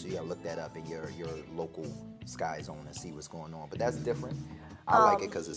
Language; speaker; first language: English; native; English